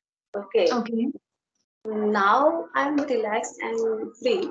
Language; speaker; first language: English; non-native, learner; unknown